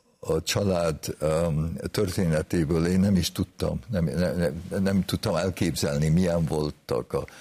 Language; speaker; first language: Hungarian; early bilingual, heritage; Hungarian